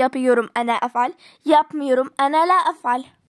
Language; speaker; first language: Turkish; non-native, fluent; Arabic